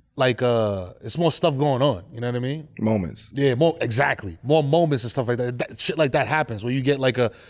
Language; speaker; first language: English; native; English